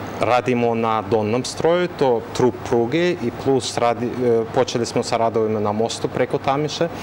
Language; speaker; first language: Serbian; non-native, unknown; Russian